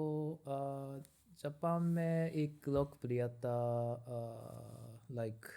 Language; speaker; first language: Hindi; non-native, learner; Japanese